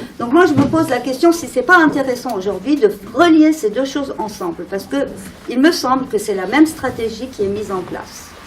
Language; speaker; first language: French; non-native, fluent; Arabic